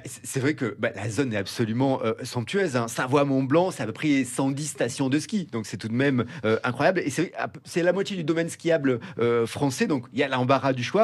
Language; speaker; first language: French; native; French